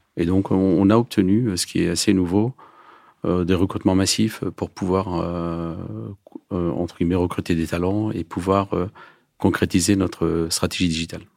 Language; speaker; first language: French; early bilingual, other home language; Turkish